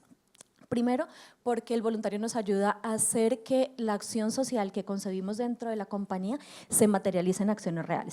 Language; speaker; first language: Spanish; native; Spanish